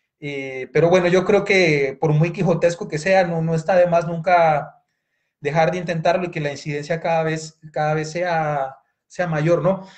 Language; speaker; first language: Spanish; native; Spanish